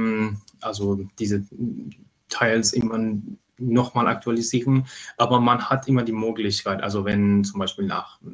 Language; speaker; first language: German; non-native, fluent; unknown